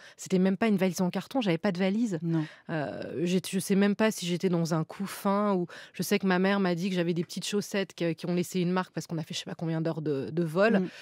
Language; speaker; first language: French; native; French